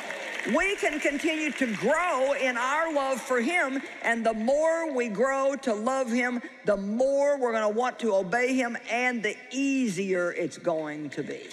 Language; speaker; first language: English; native; English